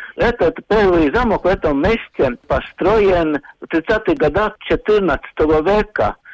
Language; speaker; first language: Russian; non-native, local second language; Latvian